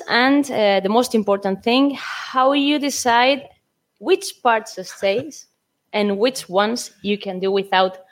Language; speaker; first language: English; non-native, fluent; Spanish